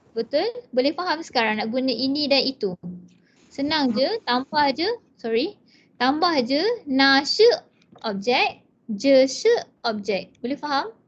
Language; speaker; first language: Malay; non-native, local second language; Chinese